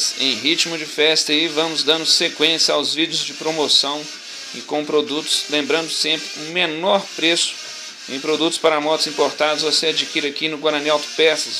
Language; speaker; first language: Portuguese; native; Portuguese